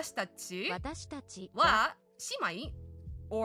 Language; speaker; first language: Japanese; non-native, learner; English